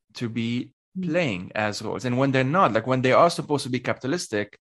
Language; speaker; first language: English; non-native, fluent; Arabic